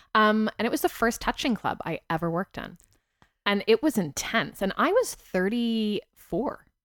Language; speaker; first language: English; native; English